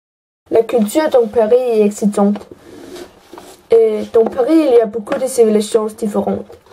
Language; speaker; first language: French; non-native, learner; Danish